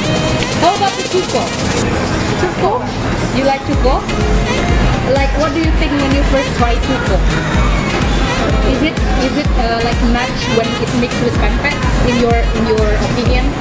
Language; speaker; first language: English; non-native, fluent; Indonesian